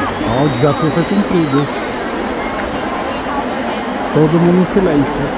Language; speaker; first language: Portuguese; native; Portuguese